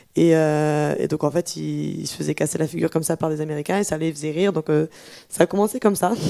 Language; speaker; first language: French; native; French